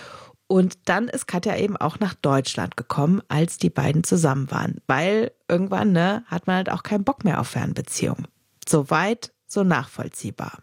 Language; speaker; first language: German; native; German